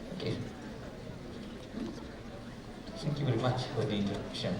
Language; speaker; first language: English; non-native, fluent; Japanese